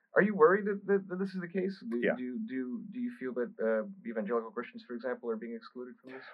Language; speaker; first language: English; early bilingual, other home language; Bulgarian